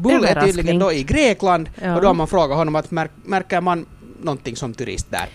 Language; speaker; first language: Swedish; native; Swedish